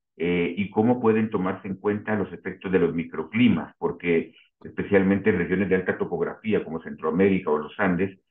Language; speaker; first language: Spanish; native; Spanish